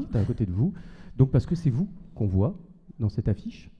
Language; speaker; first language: French; native; French